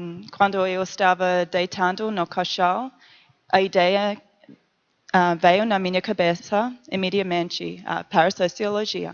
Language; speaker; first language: Portuguese; non-native, learner; English